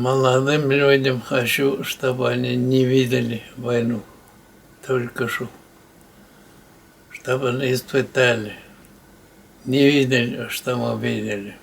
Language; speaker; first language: Russian; non-native, local second language; Bashkir